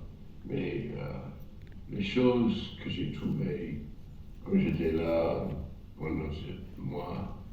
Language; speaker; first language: French; non-native, fluent; English